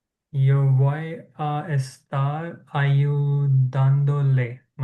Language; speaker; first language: Spanish; non-native, learner; English